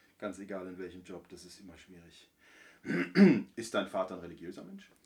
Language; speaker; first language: German; native; German